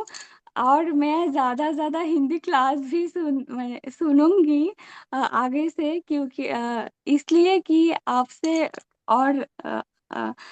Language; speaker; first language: Hindi; non-native, local second language; Bangla